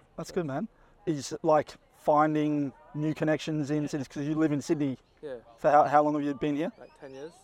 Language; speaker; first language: English; native; English